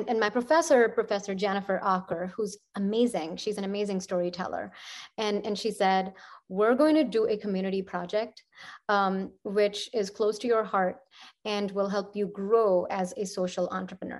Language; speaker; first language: English; non-native, local second language; Punjabi